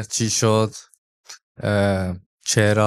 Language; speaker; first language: Persian; early bilingual, heritage; English